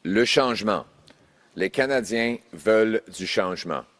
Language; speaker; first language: French; non-native, local second language; English